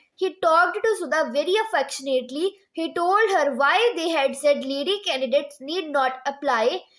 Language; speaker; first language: English; non-native, local second language; Punjabi